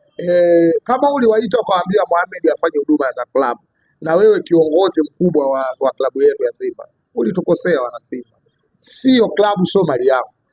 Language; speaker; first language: Swahili; native; Swahili